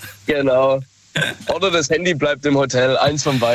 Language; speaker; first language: German; native; German